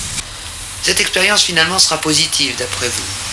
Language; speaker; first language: French; native; French